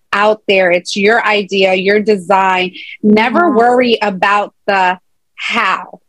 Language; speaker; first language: English; native; English